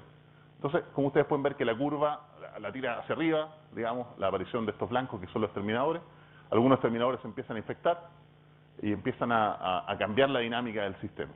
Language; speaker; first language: Spanish; native; Spanish